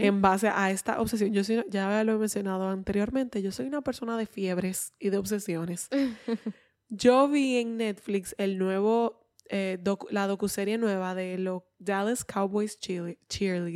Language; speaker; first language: Spanish; native; Spanish